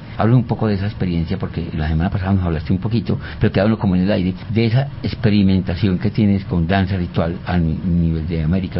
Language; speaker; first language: Spanish; native; Spanish